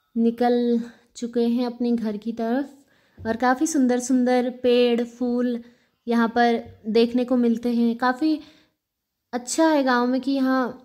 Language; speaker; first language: Hindi; native; Hindi